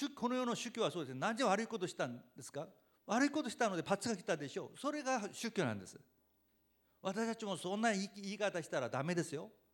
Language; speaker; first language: Japanese; non-native, fluent; Korean